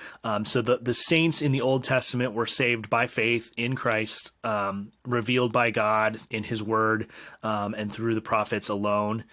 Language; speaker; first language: English; native; English